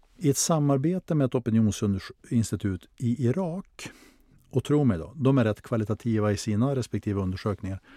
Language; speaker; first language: Swedish; native; Swedish